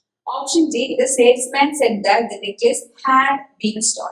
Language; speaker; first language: English; non-native, local second language; Malayalam